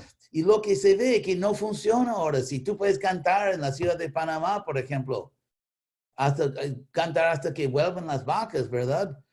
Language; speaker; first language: Spanish; non-native, fluent; English